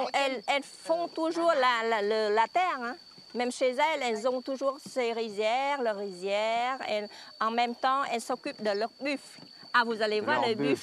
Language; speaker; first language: French; non-native, fluent; Vietnamese